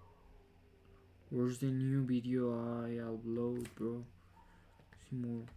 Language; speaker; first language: English; non-native, fluent; Spanish